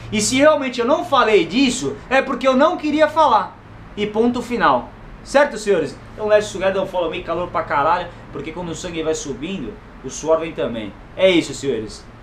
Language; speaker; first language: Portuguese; native; Portuguese